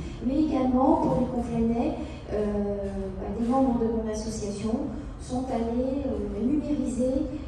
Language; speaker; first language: French; native; French